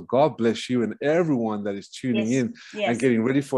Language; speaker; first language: English; native; English